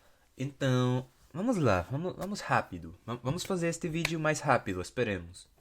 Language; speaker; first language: Portuguese; non-native, fluent; English